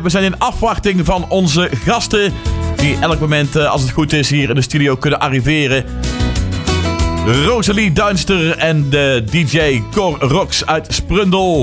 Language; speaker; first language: Dutch; native; Dutch